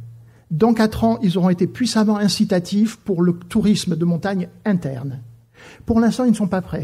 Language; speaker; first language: French; native; French